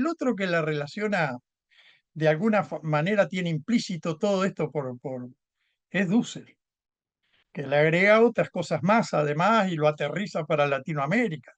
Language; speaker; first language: Spanish; native; Spanish